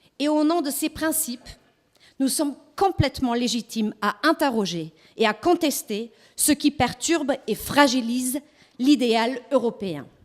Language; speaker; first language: French; non-native, fluent; German